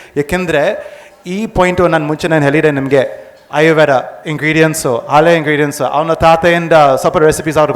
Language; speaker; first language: Kannada; non-native, fluent; English